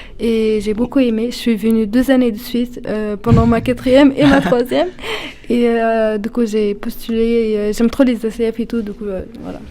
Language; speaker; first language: French; early bilingual, other home language; Kurdish